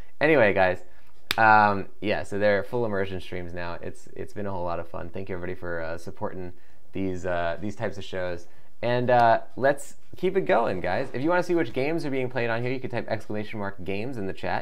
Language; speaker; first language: English; native; English